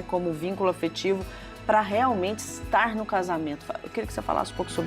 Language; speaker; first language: Portuguese; native; Portuguese